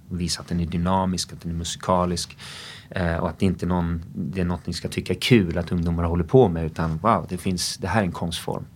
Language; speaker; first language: Swedish; early bilingual, other home language; English